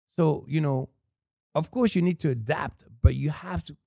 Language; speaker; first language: English; non-native, fluent; French